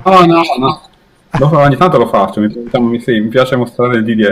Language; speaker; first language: Italian; native; Italian